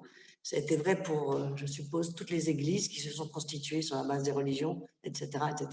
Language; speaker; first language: French; native; French